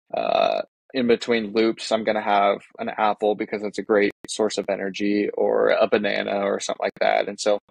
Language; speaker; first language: English; native; English